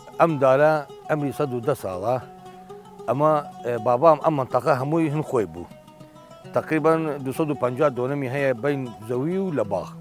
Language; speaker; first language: Central Kurdish; native; Central Kurdish